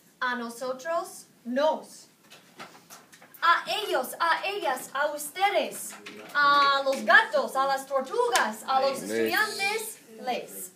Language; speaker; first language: Spanish; non-native, fluent; English